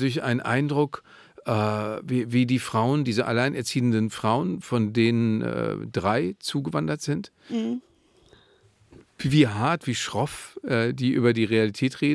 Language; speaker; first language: German; native; German